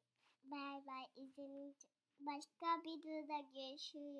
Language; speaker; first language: Turkish; early bilingual, heritage; Turkish